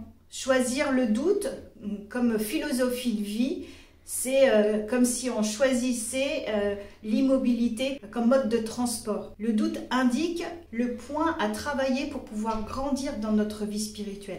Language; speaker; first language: French; native; French